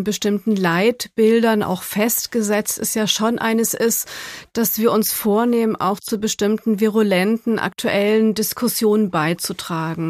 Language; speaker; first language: German; native; German